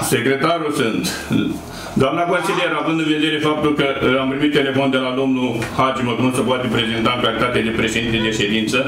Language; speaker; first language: Romanian; native; Romanian